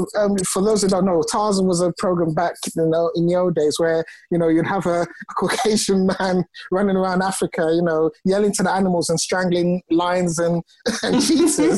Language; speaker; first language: English; non-native, local second language; Ga